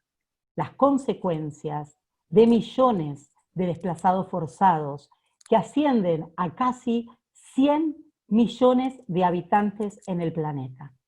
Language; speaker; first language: Spanish; native; Spanish